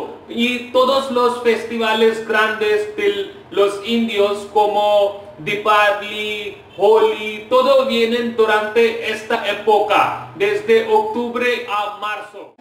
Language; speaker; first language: Spanish; non-native, fluent; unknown